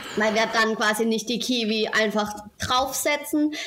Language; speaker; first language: German; native; German